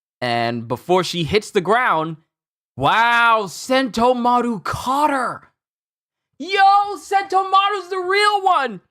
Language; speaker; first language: English; native; English